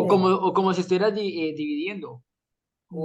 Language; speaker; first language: Spanish; native; Spanish